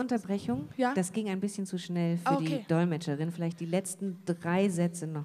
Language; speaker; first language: German; native; German